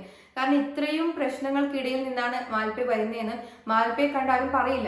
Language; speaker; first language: Malayalam; native; Malayalam